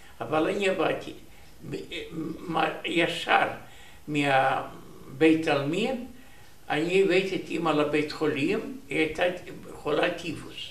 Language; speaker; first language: Hebrew; non-native, learner; Romanian